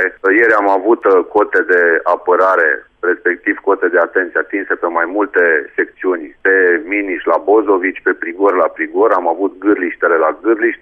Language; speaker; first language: Romanian; native; Romanian